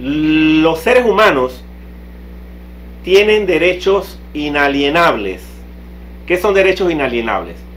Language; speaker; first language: Spanish; native; Spanish